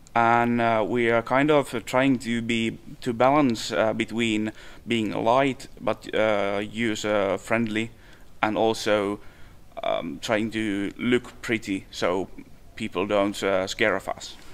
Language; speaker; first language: English; non-native, fluent; Finnish